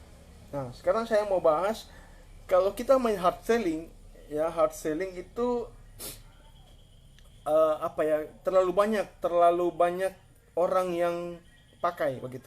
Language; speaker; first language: Indonesian; native; Indonesian